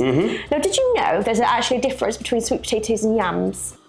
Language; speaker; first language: English; native; English